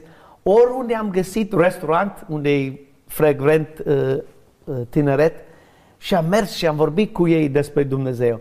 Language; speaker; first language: Romanian; non-native, learner; English